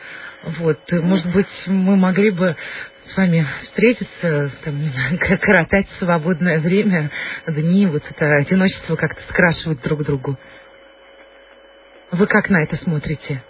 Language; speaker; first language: Russian; native; Russian